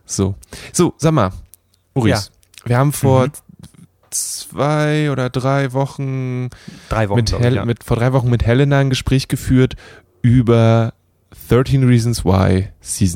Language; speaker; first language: German; native; German